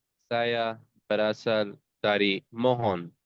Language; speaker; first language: Indonesian; non-native, learner; Bangla